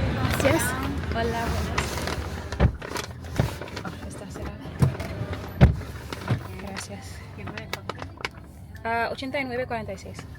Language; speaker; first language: Spanish; non-native, fluent; English